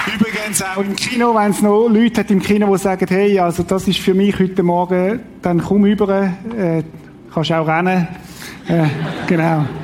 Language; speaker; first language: German; native; German